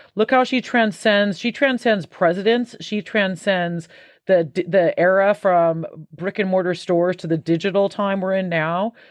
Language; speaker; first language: English; native; English